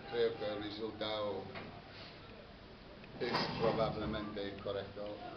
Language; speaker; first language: Spanish; non-native, fluent; English